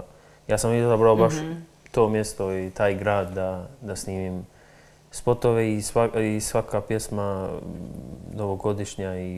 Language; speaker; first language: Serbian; non-native, local second language; Albanian